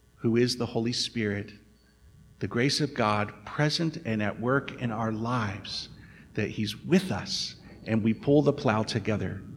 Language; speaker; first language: English; native; English